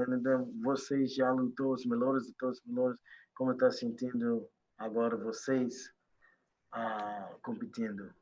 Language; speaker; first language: Portuguese; non-native, learner; English